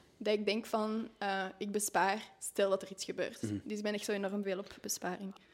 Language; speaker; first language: Dutch; non-native, local second language; French